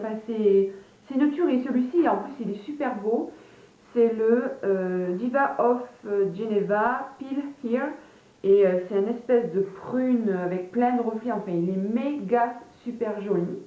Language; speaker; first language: French; native; French